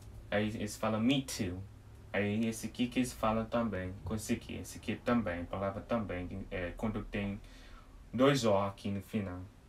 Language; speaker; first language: Portuguese; early bilingual, heritage; English